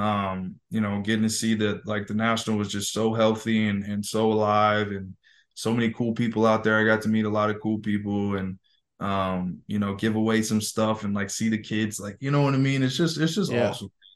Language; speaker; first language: English; native; English